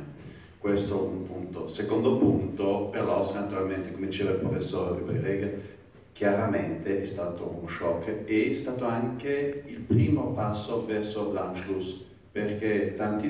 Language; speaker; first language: Italian; non-native, fluent; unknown